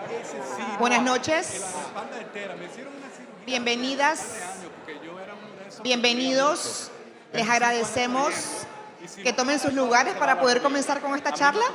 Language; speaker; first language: Spanish; native; Spanish